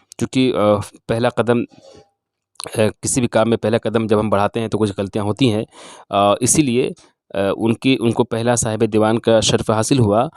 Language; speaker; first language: Urdu; native; Urdu